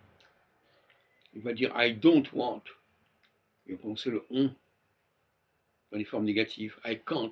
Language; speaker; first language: French; native; French